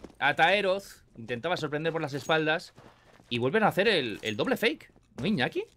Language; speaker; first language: Spanish; native; Spanish